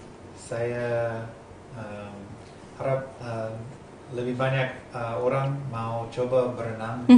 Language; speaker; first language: Indonesian; non-native, fluent; English